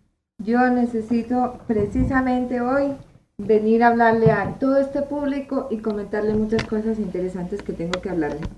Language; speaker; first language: Spanish; native; Spanish